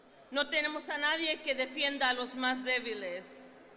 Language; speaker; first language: Spanish; native; Spanish